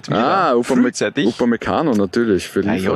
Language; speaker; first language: German; native; German